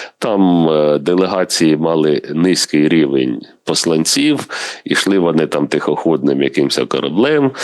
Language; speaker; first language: Ukrainian; non-native, local second language; Russian